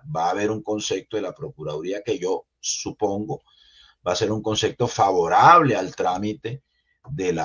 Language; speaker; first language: Spanish; native; Spanish